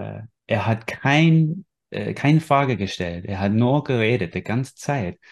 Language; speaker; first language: German; non-native, fluent; English